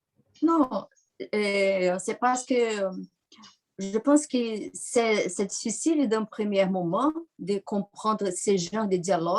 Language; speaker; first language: French; non-native, fluent; Portuguese